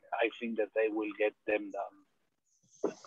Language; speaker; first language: English; non-native, learner; Spanish